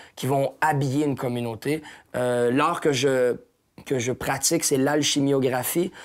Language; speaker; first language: French; native; French